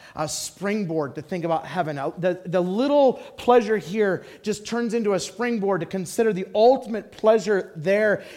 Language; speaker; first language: English; native; English